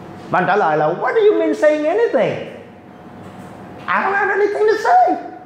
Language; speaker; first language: English; non-native, fluent; Vietnamese